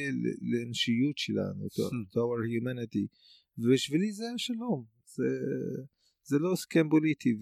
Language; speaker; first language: Hebrew; non-native, local second language; Arabic